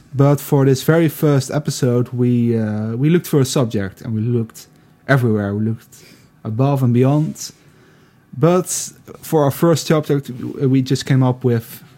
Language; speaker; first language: English; non-native, fluent; Dutch